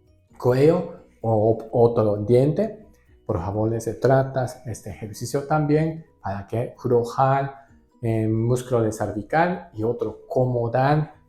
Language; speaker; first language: Spanish; non-native, learner; Japanese